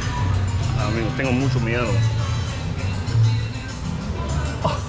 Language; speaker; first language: Spanish; non-native, learner; English